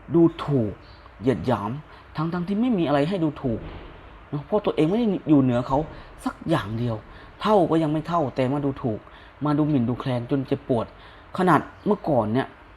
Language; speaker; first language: Thai; native; Thai